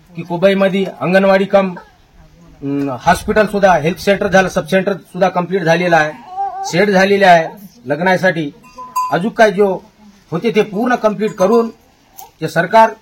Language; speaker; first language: Marathi; non-native, local second language; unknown